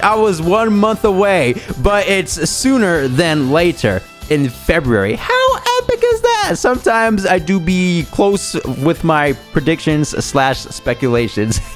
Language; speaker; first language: English; native; English